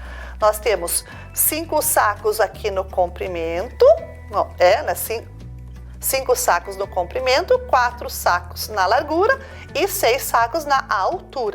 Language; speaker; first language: Portuguese; native; Portuguese